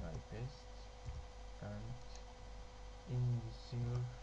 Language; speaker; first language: English; non-native, learner; Turkish